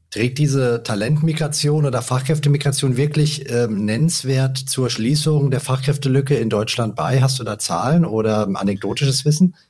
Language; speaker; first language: German; native; German